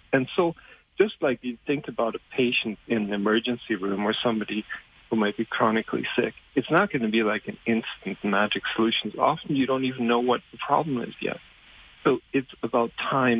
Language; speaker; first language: English; non-native, fluent; German